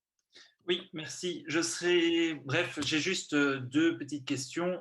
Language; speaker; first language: French; native; French